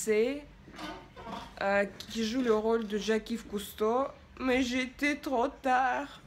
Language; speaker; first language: French; non-native, fluent; Russian